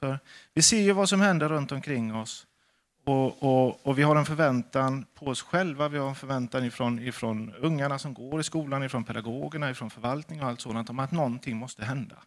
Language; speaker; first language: Swedish; native; Swedish